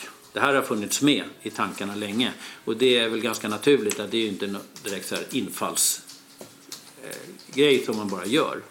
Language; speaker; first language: Swedish; native; Swedish